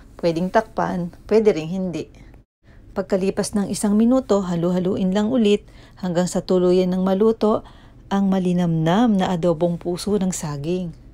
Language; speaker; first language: Filipino; native; Filipino